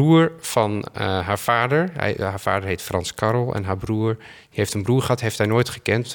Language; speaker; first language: Dutch; native; Dutch